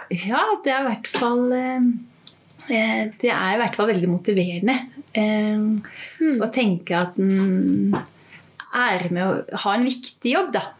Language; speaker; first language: Norwegian; native; Norwegian